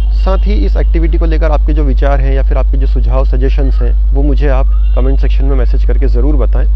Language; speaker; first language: Hindi; native; Hindi